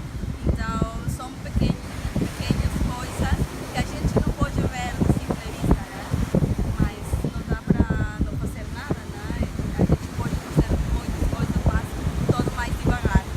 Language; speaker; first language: Portuguese; non-native, fluent; Spanish